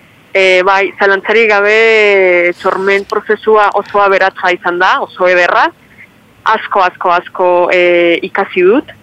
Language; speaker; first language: Basque; non-native, fluent; Spanish